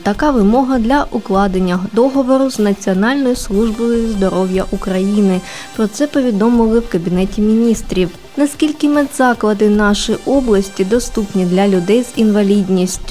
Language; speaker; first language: Ukrainian; native; Ukrainian